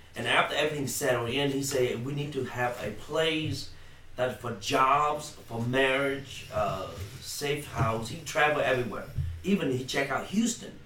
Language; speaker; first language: English; non-native, fluent; Vietnamese